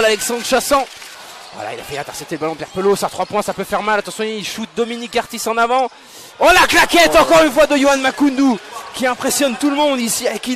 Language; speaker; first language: French; native; French